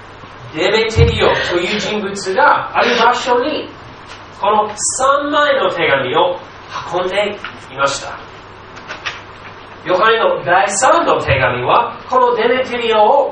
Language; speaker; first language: Japanese; non-native, fluent; English